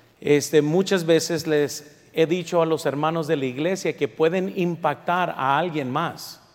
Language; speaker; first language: Spanish; early bilingual, heritage; Spanish